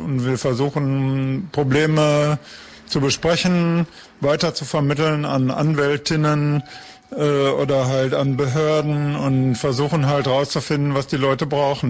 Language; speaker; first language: German; native; German